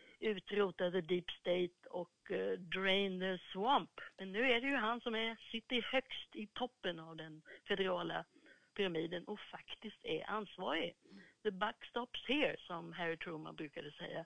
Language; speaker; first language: Swedish; native; Swedish